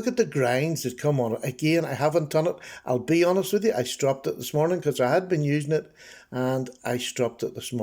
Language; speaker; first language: English; native; English